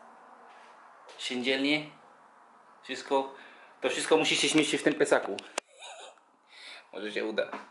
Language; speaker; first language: Polish; non-native, learner; Spanish